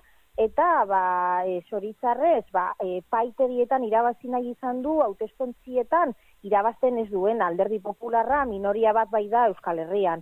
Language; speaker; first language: Basque; native; Basque